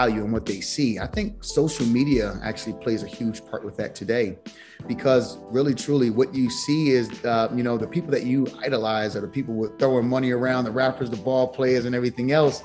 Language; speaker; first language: English; native; English